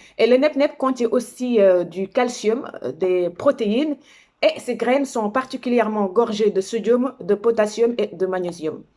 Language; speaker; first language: French; non-native, local second language; Wolof